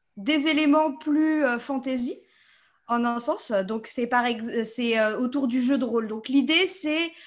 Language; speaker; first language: French; native; French